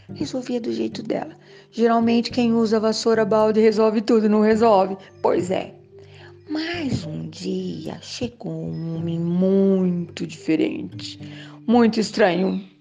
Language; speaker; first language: Portuguese; native; Portuguese